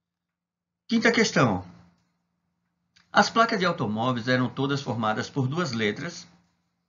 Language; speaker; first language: Portuguese; native; Portuguese